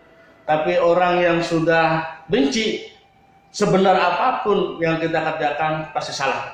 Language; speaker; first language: Indonesian; native; Indonesian